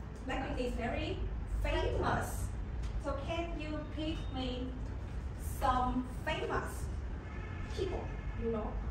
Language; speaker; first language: English; non-native, learner; Vietnamese